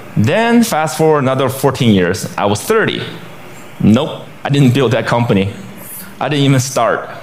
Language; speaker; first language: English; non-native, fluent; Chinese